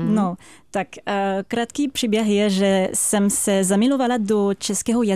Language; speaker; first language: Czech; non-native, fluent; French